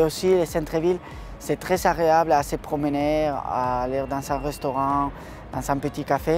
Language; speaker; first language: French; non-native, fluent; Spanish